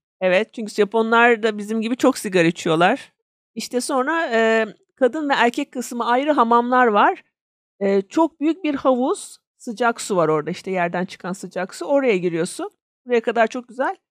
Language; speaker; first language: Turkish; native; Turkish